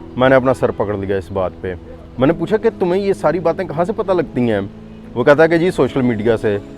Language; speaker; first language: Urdu; non-native, local second language; Punjabi